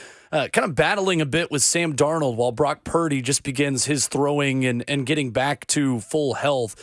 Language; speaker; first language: English; native; English